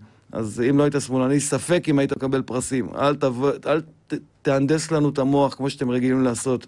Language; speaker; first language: Hebrew; native; Hebrew